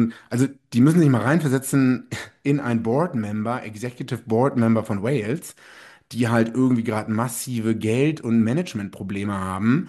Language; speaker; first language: German; native; German